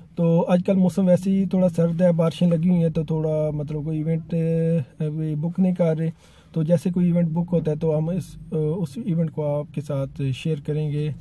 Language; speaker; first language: Urdu; non-native, local second language; Punjabi